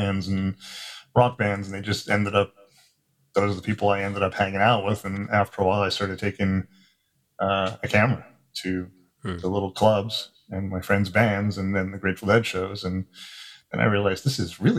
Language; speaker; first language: English; native; English